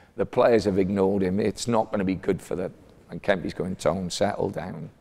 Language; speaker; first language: English; native; English